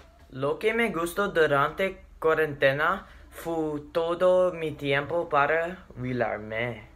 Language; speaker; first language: Spanish; non-native, learner; English